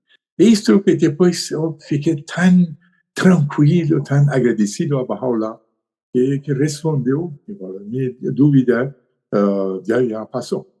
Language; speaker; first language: Portuguese; non-native, learner; Persian